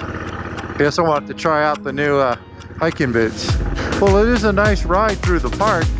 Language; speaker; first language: English; native; English